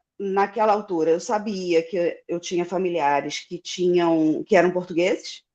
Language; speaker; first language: Portuguese; native; Portuguese